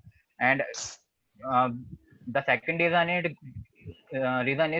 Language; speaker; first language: English; non-native, learner; Hindi